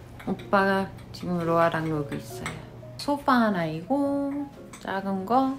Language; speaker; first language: Korean; non-native, fluent; German